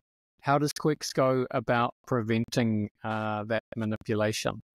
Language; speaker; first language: English; native; English